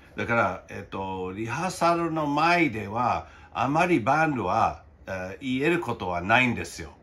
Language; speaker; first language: Japanese; non-native, fluent; English